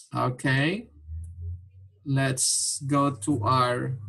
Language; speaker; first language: English; non-native, local second language; Filipino